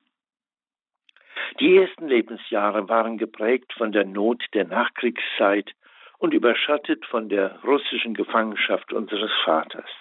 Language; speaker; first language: German; native; German